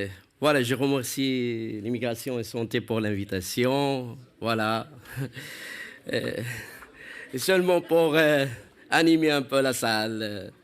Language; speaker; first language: French; non-native, fluent; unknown